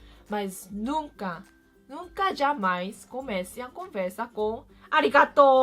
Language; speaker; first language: Portuguese; non-native, fluent; Korean